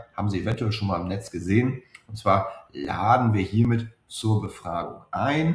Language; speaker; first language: German; native; German